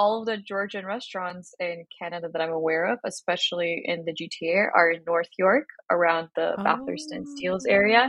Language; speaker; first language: English; non-native, fluent; Georgian